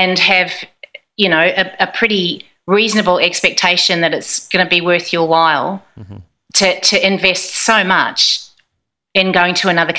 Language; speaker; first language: English; native; English